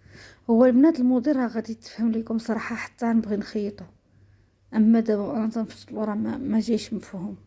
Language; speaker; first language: Arabic; native; Arabic